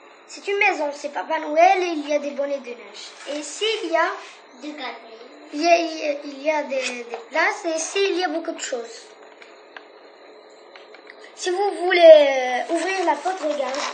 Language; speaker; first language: French; non-native, learner; Arabic